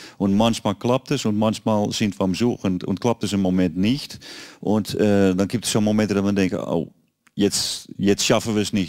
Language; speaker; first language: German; non-native, learner; Dutch